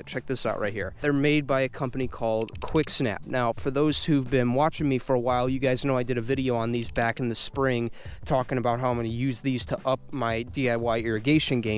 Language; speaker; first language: English; native; English